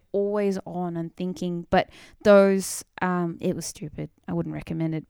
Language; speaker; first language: English; native; English